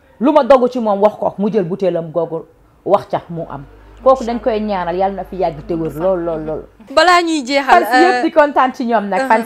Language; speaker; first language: Wolof; non-native, local second language; Fula